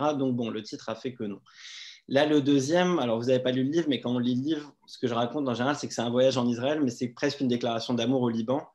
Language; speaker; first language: French; native; French